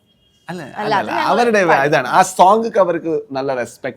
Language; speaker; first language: Malayalam; non-native, learner; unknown